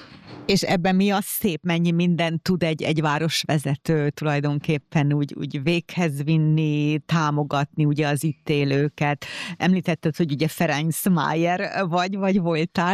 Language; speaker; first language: Hungarian; native; Hungarian